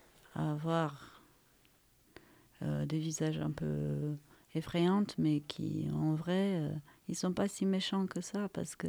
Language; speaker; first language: French; non-native, fluent; Romanian